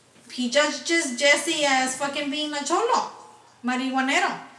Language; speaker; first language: English; early bilingual, other home language; Spanish